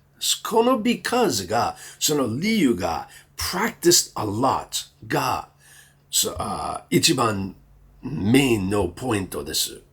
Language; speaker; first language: Japanese; non-native, learner; English